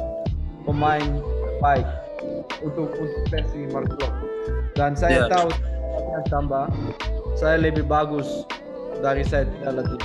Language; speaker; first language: Indonesian; non-native, learner; Dutch